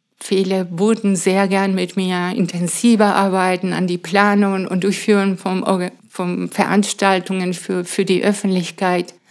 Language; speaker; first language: German; non-native, fluent; Spanish